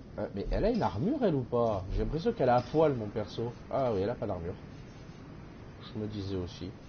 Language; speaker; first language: French; native; French